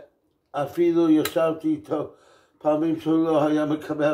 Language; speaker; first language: Hebrew; non-native, fluent; English